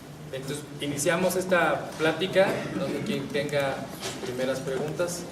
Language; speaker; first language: Spanish; native; Spanish